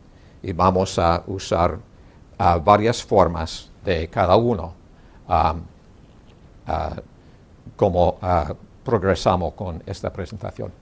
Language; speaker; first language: Spanish; non-native, learner; English